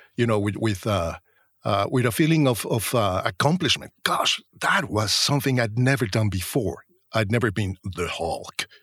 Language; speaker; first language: English; non-native, fluent; Spanish